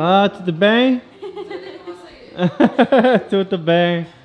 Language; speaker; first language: Portuguese; non-native, learner; Danish